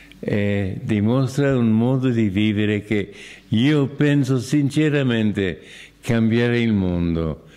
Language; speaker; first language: Italian; non-native, fluent; English